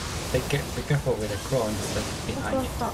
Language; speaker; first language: English; non-native, learner; Japanese